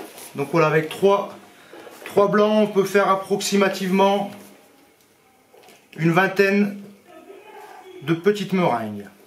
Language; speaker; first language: French; native; French